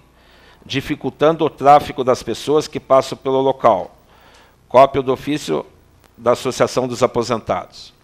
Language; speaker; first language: Portuguese; native; Portuguese